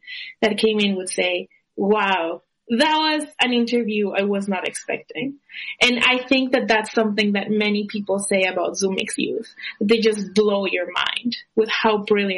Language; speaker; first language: English; non-native, fluent; Spanish